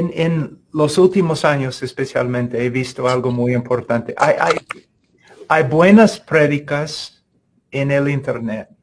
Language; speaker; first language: Spanish; non-native, fluent; English